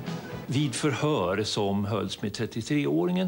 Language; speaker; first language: Swedish; native; Swedish